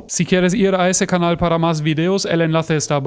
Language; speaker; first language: Spanish; non-native, fluent; German